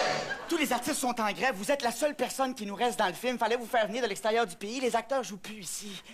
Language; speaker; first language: French; native; French